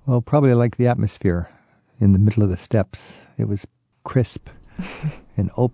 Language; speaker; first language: English; native; English